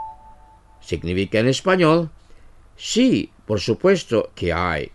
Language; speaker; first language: Spanish; non-native, fluent; Indonesian